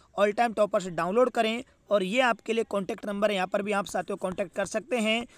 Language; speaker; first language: Hindi; native; Hindi